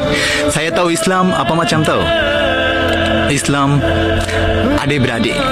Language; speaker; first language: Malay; non-native, learner; Bangla